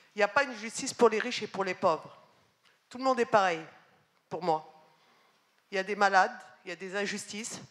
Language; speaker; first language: French; native; French